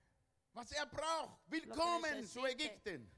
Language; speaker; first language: German; non-native, learner; Spanish